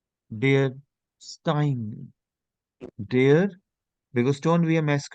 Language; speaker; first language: German; non-native, learner; Hindi